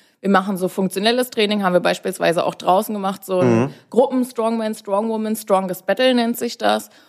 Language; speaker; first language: German; native; German